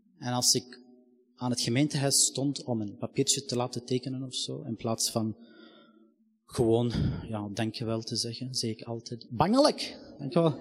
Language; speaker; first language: Dutch; non-native, fluent; Arabic